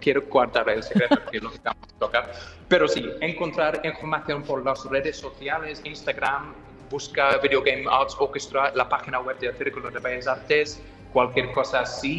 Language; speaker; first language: Spanish; non-native, fluent; English